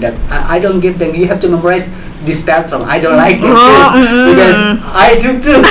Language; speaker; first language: English; non-native, learner; Indonesian